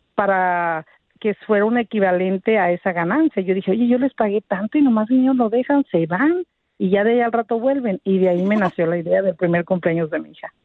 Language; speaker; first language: Spanish; native; Spanish